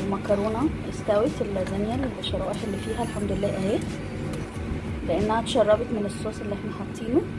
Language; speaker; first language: Arabic; native; Arabic